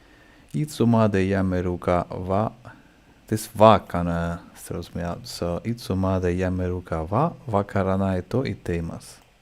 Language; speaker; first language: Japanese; non-native, learner; English